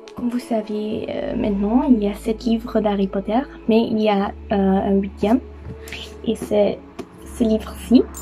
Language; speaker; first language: French; non-native, learner; Dutch